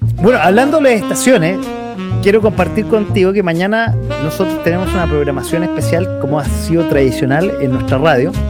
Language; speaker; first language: Spanish; native; Spanish